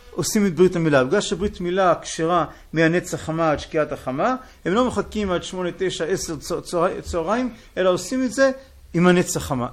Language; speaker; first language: Hebrew; native; Hebrew